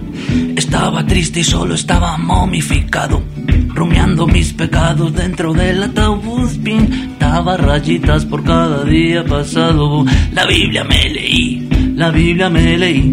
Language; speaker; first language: Spanish; native; Spanish